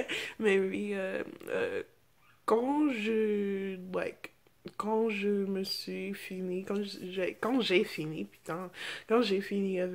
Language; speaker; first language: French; non-native, fluent; English